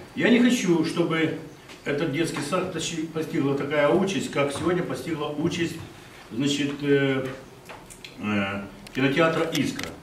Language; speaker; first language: Russian; native; Russian